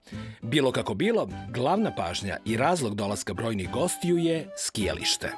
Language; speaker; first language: Serbian; native; Serbian